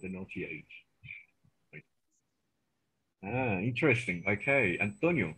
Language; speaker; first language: English; non-native, fluent; Spanish